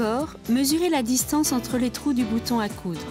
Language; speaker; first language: French; native; French